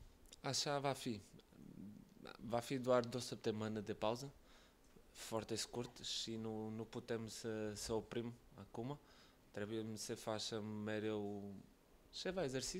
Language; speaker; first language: Romanian; non-native, learner; Portuguese